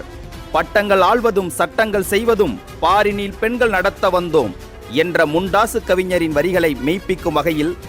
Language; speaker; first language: Tamil; native; Tamil